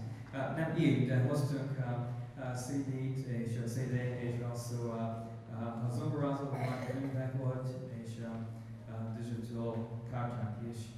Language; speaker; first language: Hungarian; non-native, learner; English